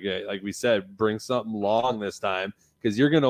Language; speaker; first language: English; native; English